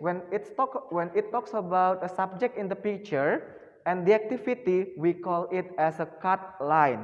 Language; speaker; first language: English; non-native, fluent; Indonesian